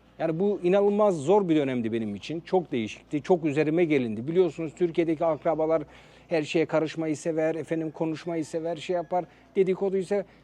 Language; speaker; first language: Turkish; early bilingual, heritage; Turkish